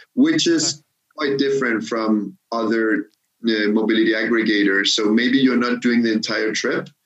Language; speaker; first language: English; non-native, fluent; Danish